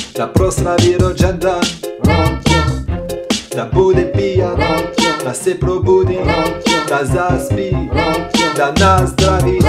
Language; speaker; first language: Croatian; non-native, fluent; French